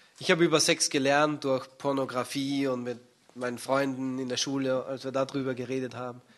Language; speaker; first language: German; native; German